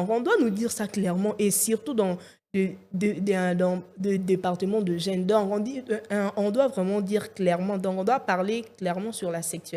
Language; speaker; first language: French; non-native, local second language; Lingala